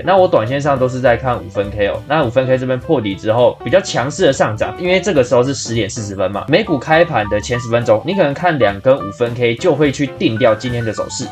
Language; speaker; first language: Chinese; native; Chinese